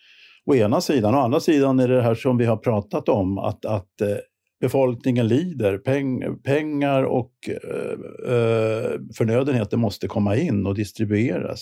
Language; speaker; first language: Swedish; native; Swedish